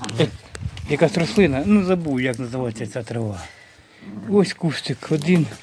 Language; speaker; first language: Ukrainian; native; Ukrainian